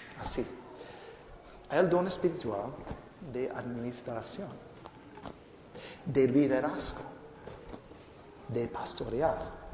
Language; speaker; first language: Spanish; non-native, fluent; English